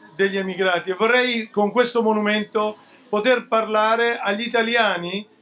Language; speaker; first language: Italian; native; Italian